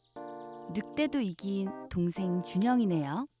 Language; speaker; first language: Korean; native; Korean